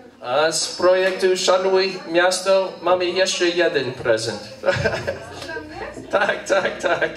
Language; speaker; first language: Polish; non-native, learner; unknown